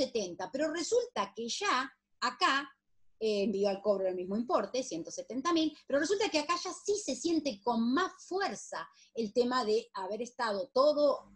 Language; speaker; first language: Spanish; native; Spanish